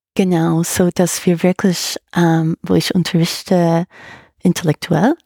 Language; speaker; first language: German; non-native, fluent; English